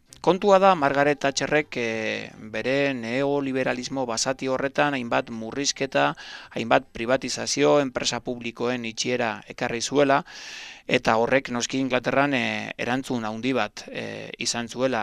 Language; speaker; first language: Basque; native; Basque